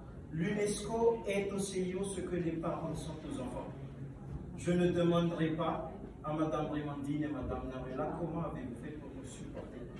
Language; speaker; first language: French; non-native, local second language; Malagasy